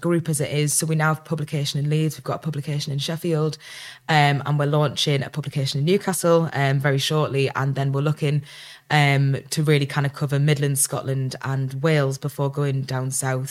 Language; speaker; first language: English; native; English